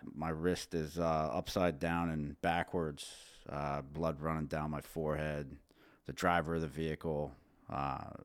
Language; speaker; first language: English; native; English